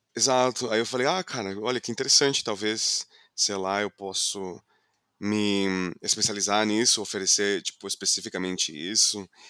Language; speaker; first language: Portuguese; non-native, fluent; English